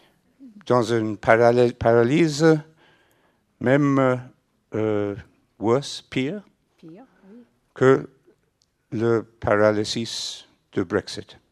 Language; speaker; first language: French; non-native, fluent; English